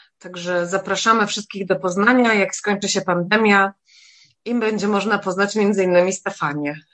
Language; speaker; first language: Polish; native; Polish